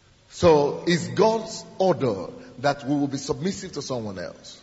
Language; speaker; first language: English; non-native, local second language; Yoruba